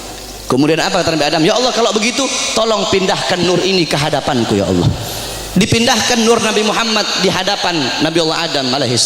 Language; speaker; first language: Indonesian; native; Indonesian